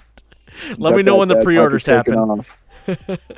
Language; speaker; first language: English; native; English